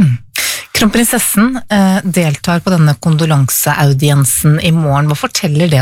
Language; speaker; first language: Norwegian; native; Norwegian